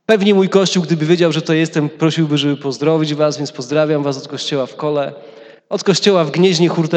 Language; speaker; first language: Polish; native; Polish